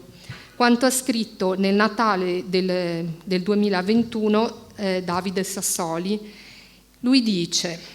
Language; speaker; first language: Italian; native; Italian